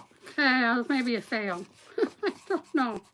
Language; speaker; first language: English; native; English